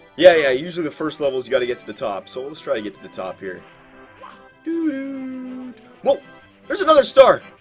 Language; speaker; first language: English; native; English